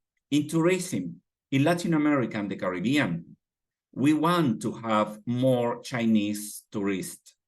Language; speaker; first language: English; non-native, fluent; Spanish